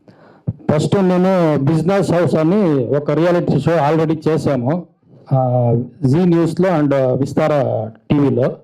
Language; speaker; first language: Telugu; non-native, learner; Kannada